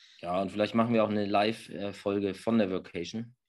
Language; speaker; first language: German; native; German